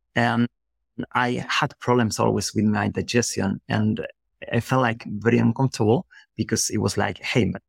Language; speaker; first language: English; non-native, fluent; Spanish